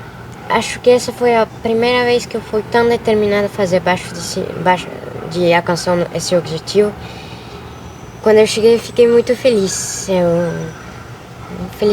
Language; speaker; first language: Portuguese; early bilingual, other home language; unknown